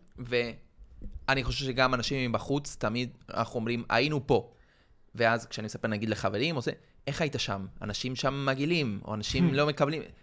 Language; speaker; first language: Hebrew; non-native, fluent; Spanish